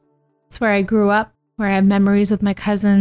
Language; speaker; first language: English; native; English